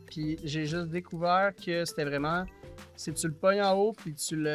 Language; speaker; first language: French; native; French